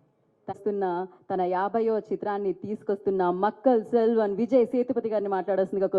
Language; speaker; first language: Telugu; native; Telugu